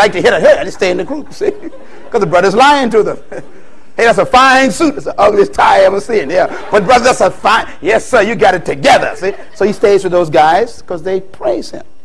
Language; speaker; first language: English; native; English